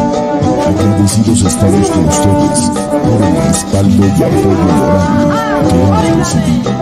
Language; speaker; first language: Spanish; native; Spanish